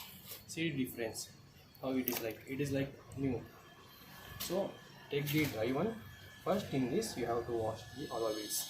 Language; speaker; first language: English; non-native, local second language; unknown